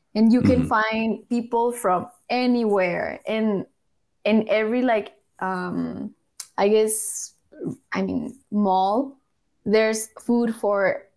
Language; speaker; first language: English; early bilingual, other home language; Spanish